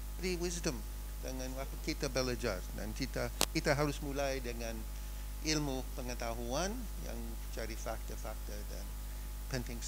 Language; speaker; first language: Indonesian; non-native, fluent; English